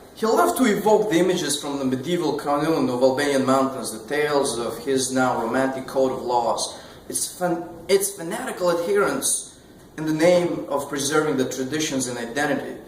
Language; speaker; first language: English; non-native, fluent; Albanian